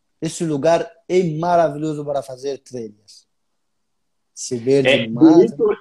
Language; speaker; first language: Portuguese; non-native, fluent; Arabic